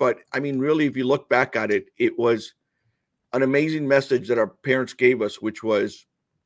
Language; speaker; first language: English; early bilingual, other home language; Spanish